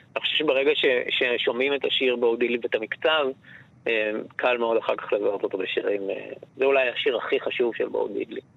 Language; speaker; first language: Hebrew; native; Hebrew